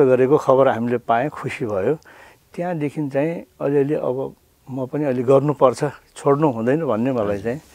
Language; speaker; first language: Nepali; non-native, local second language; Newari